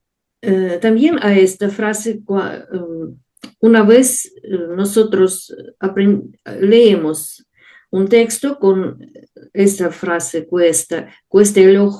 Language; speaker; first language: Spanish; non-native, learner; Russian